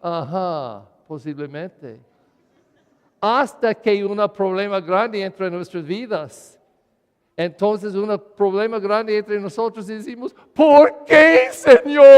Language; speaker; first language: Spanish; non-native, learner; English